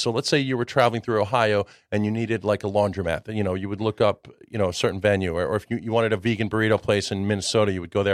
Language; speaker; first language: English; early bilingual, other home language; Czech